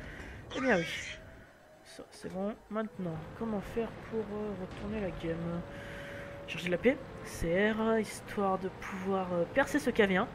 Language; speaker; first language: French; native; French